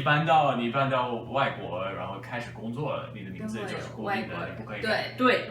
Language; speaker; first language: Chinese; native; Chinese